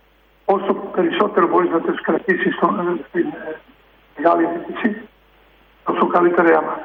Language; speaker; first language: Greek; non-native, fluent; Serbian